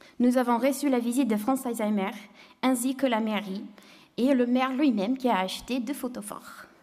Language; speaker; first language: French; non-native, fluent; English